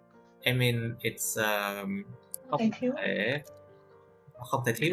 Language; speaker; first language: Vietnamese; native; Vietnamese